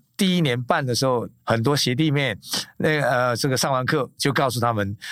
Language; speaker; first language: Chinese; native; Chinese